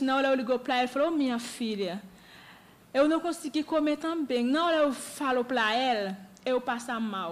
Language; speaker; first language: Portuguese; non-native, learner; Haitian Creole